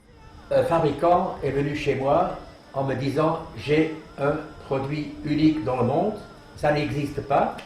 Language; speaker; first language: French; non-native, fluent; German